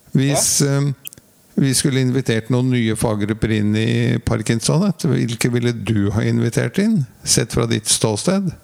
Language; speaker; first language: Norwegian; native; Norwegian